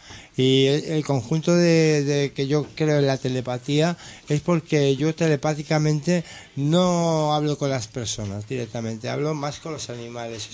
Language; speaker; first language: Spanish; native; Spanish